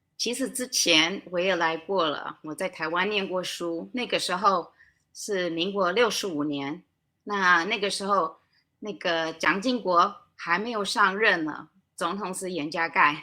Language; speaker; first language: Chinese; non-native, fluent; English